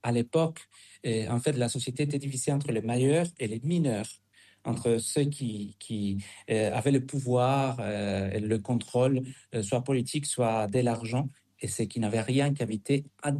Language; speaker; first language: French; non-native, fluent; Spanish